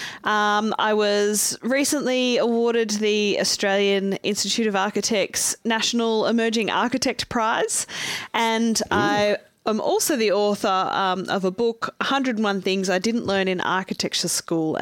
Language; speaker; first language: English; native; English